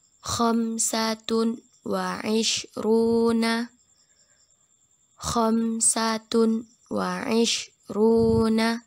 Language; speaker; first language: Arabic; non-native, fluent; Indonesian